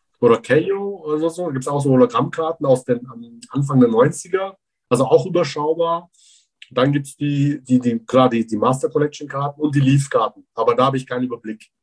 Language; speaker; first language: German; early bilingual, other home language; Persian